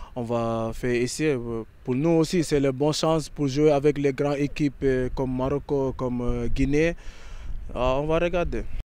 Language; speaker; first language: French; non-native, learner; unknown